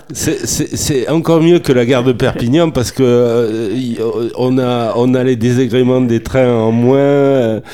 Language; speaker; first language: French; native; French